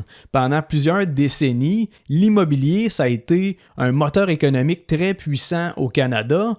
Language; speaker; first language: French; native; French